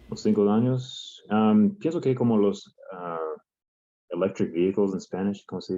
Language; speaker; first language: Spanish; non-native, learner; English